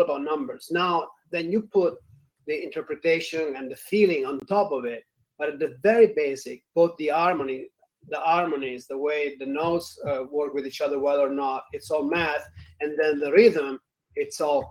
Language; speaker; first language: English; non-native, fluent; Italian